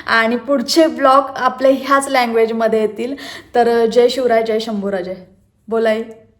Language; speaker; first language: Marathi; non-native, local second language; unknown